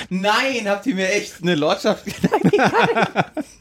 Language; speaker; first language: German; native; German